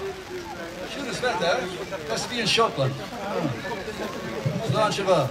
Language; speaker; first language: German; non-native, learner; English